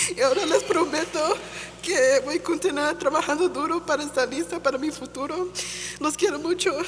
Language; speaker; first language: Spanish; early bilingual, heritage; Spanish